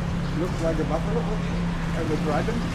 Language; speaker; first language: English; non-native, fluent; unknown